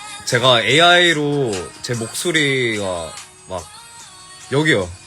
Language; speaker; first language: Korean; early bilingual, heritage; English